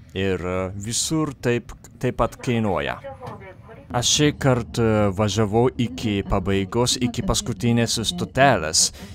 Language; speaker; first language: Lithuanian; non-native, fluent; Japanese